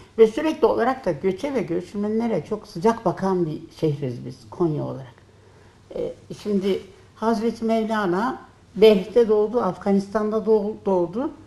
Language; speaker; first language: Turkish; native; Turkish